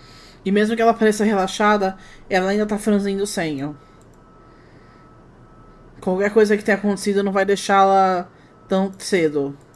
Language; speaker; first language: Portuguese; native; Portuguese